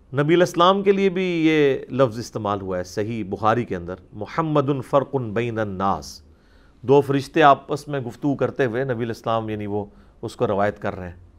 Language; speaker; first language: Urdu; native; Urdu